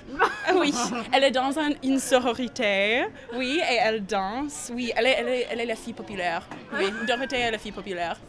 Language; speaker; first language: French; non-native, learner; English